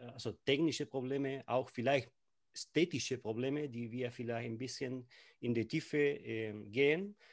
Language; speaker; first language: German; non-native, learner; Spanish